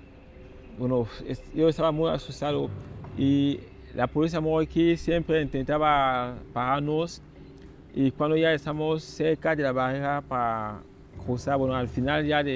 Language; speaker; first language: Spanish; non-native, fluent; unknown